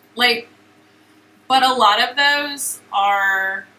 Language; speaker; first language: English; native; English